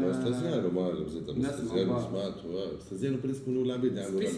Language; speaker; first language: Arabic; native; Arabic